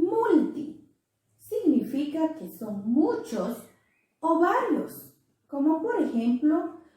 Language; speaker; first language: Spanish; non-native, local second language; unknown